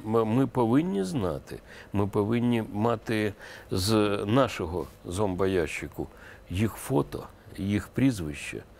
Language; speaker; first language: Ukrainian; non-native, local second language; Russian